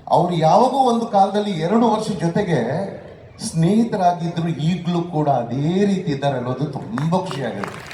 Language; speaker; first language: Kannada; non-native, local second language; Tulu